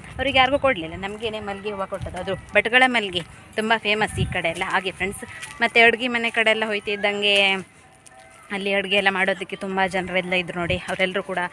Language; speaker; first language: Kannada; native; Kannada